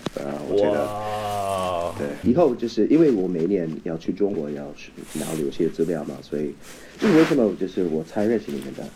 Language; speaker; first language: Chinese; non-native, fluent; English